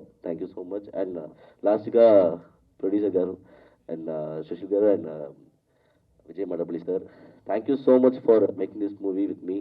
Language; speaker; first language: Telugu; non-native, learner; Tamil